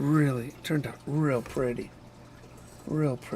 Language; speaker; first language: English; native; English